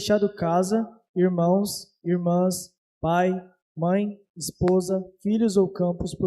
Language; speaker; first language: Portuguese; native; Portuguese